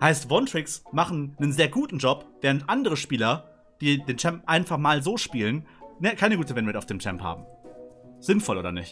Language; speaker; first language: German; native; German